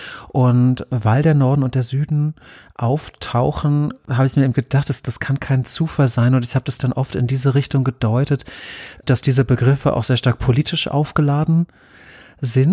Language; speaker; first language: German; native; German